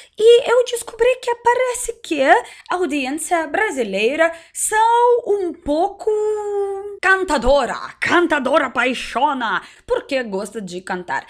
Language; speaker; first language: Portuguese; non-native, learner; Russian